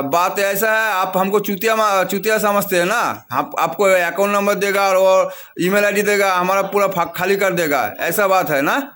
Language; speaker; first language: Hindi; non-native, local second language; Bangla